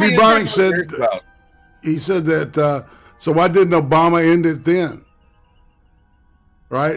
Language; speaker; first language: English; native; English